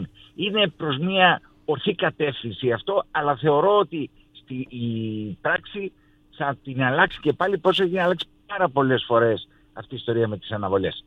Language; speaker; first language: Greek; native; Greek